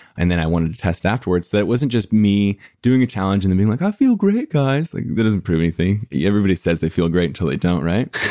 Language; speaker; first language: English; native; English